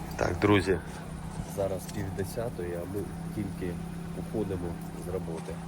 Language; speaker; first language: Ukrainian; non-native, local second language; Russian